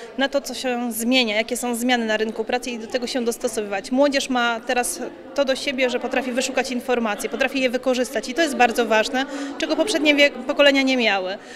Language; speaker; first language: Polish; native; Polish